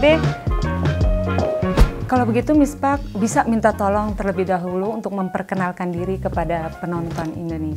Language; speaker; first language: Indonesian; native; Indonesian